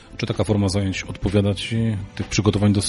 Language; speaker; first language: Polish; native; Polish